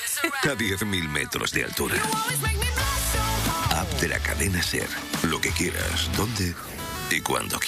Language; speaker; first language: Spanish; native; Spanish